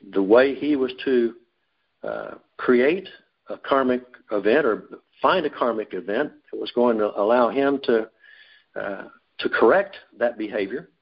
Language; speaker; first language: English; native; English